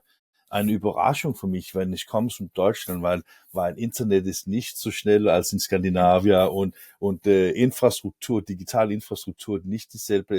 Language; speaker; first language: German; non-native, learner; Danish